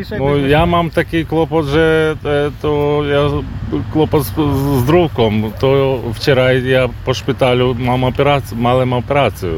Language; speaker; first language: Polish; non-native, learner; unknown